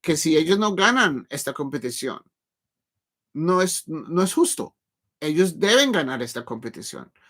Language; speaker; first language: Spanish; non-native, learner; English